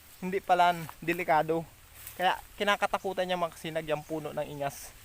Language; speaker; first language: Filipino; native; Filipino